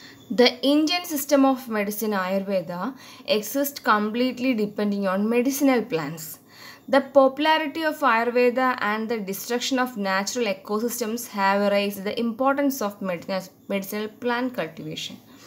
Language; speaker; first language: English; non-native, local second language; Malayalam